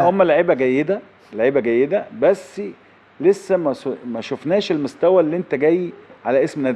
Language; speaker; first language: Arabic; native; Arabic